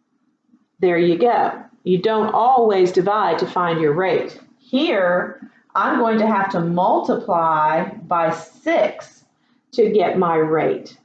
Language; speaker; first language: English; native; English